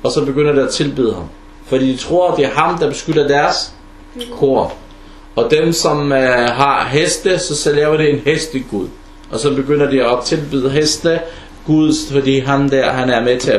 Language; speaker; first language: Danish; non-native, fluent; Arabic